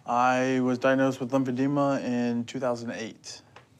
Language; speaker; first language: English; native; English